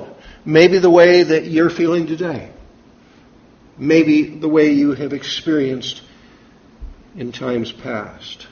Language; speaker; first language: English; native; English